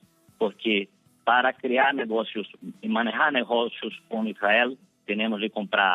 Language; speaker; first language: Spanish; non-native, fluent; Portuguese